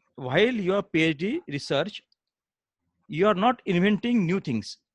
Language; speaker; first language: English; non-native, local second language; Marathi